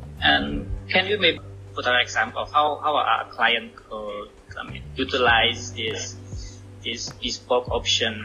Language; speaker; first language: English; non-native, learner; Indonesian